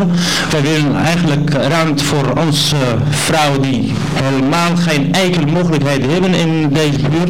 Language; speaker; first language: Dutch; non-native, learner; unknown